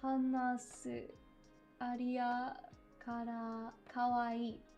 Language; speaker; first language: Japanese; non-native, learner; English